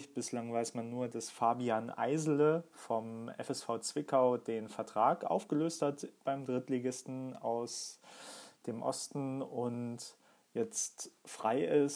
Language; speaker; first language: German; native; German